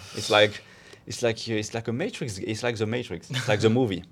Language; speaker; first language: English; non-native, fluent; French